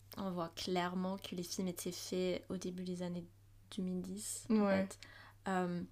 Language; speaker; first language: French; non-native, fluent; German